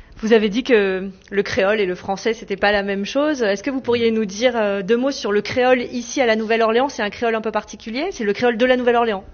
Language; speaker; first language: French; native; French